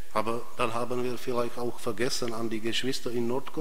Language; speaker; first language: German; non-native, fluent; Czech